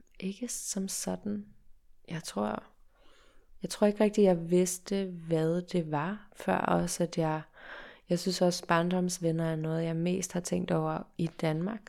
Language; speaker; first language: Danish; early bilingual, heritage; Danish